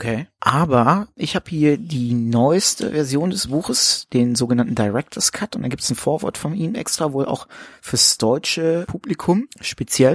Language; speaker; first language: German; native; German